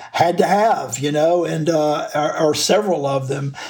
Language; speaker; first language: English; native; English